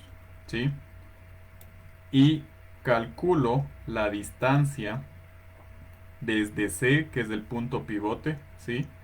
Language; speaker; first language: Spanish; native; Spanish